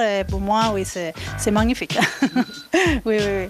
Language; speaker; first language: French; non-native, fluent; Spanish